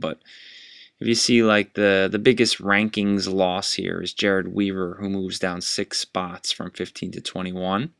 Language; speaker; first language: English; native; English